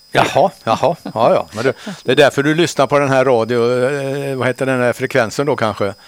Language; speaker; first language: Swedish; native; Swedish